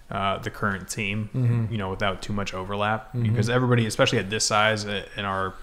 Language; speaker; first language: English; native; English